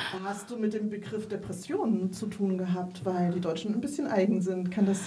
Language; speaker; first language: German; native; German